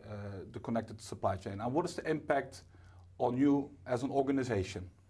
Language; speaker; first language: English; non-native, fluent; Dutch